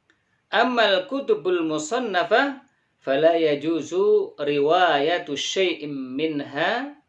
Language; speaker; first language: Arabic; non-native, fluent; Indonesian